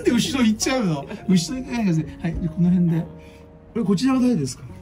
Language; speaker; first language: Japanese; native; Japanese